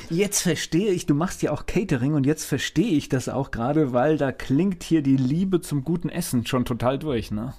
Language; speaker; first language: German; native; German